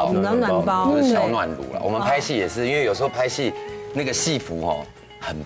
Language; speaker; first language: Chinese; native; Chinese